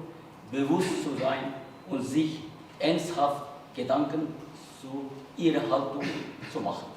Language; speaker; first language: German; non-native, fluent; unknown